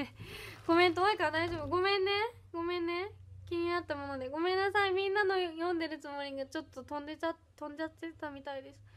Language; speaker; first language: Japanese; native; Japanese